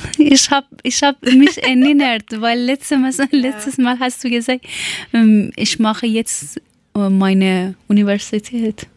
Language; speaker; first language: German; non-native, learner; Persian